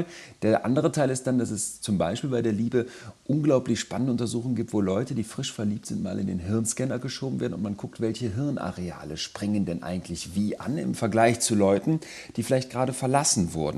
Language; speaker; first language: German; native; German